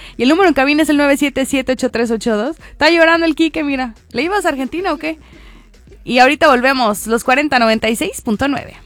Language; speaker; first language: Spanish; native; Spanish